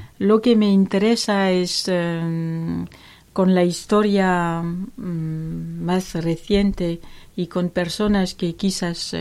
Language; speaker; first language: Spanish; non-native, learner; French